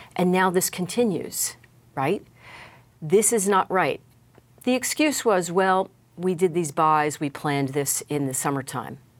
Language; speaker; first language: English; native; English